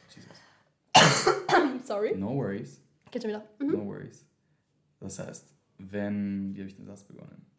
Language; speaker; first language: German; native; German